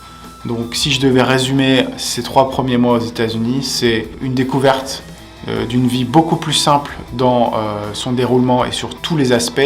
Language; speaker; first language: French; native; French